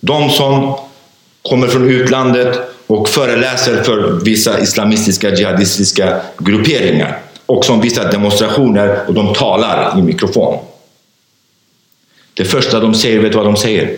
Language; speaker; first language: Swedish; non-native, fluent; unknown